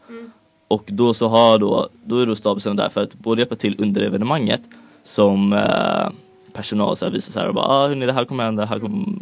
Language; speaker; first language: Swedish; native; Swedish